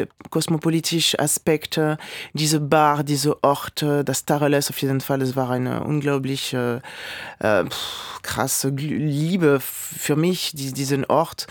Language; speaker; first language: German; non-native, fluent; French